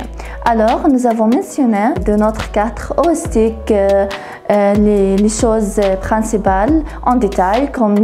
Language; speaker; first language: French; non-native, learner; Arabic